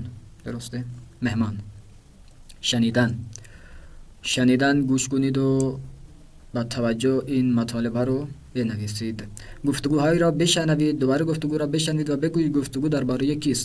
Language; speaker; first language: Persian; non-native, fluent; Urdu